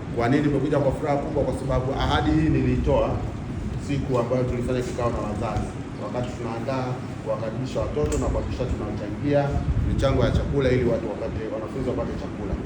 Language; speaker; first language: Swahili; native; Swahili